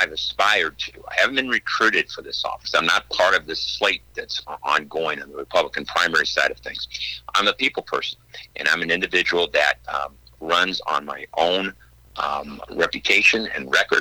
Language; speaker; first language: English; native; English